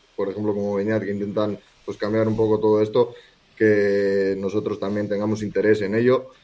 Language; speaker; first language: Spanish; native; Spanish